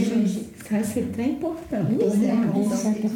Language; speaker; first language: French; non-native, learner; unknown